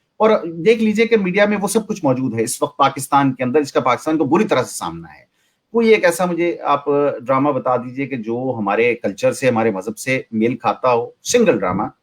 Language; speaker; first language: Urdu; native; Urdu